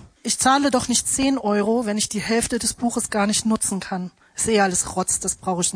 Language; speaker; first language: German; native; German